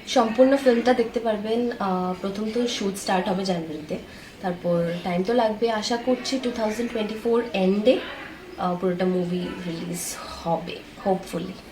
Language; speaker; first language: Bangla; native; Bangla